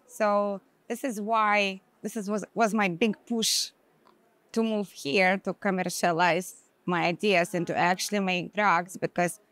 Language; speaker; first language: English; non-native, fluent; Hebrew